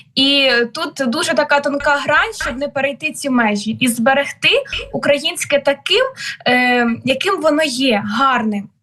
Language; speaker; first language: Ukrainian; native; Ukrainian